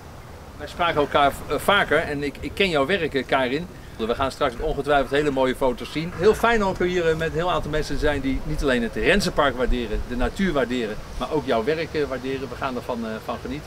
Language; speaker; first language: Dutch; native; Dutch